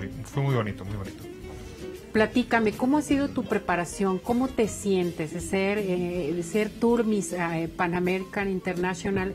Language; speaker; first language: Spanish; native; Spanish